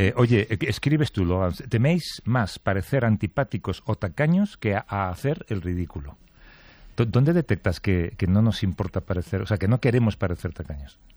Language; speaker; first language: Spanish; native; Spanish